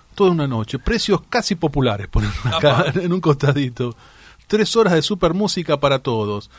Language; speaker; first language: Spanish; native; Spanish